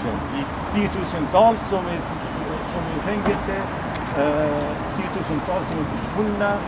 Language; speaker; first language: Swedish; non-native, fluent; Arabic